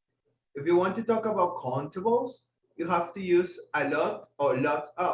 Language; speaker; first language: English; non-native, fluent; Spanish